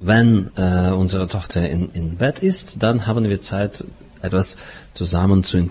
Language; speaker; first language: German; non-native, fluent; Russian